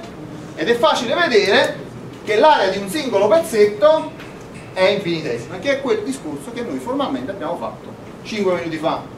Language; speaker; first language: Italian; native; Italian